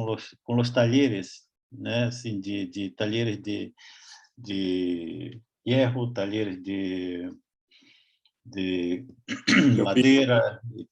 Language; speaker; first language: Spanish; non-native, fluent; Portuguese